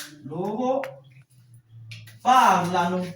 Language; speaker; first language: Italian; non-native, fluent; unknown